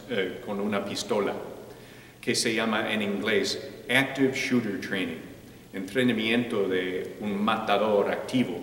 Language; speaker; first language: Spanish; non-native, fluent; English